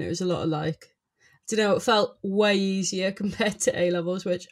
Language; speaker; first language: English; native; English